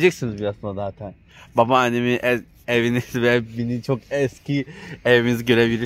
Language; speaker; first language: Turkish; non-native, learner; Chinese